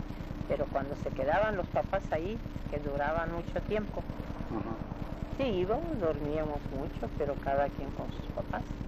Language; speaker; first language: Spanish; early bilingual, other home language; Russian